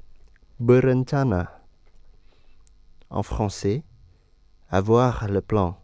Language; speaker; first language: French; non-native, fluent; Indonesian